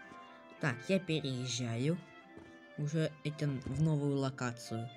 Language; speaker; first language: Russian; native; Russian